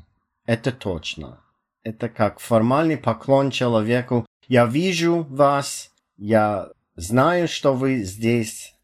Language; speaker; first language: Russian; non-native, fluent; English